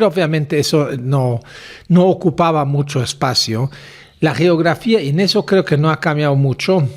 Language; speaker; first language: Spanish; non-native, fluent; German